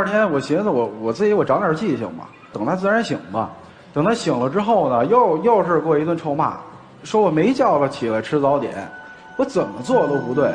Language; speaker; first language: Chinese; native; Chinese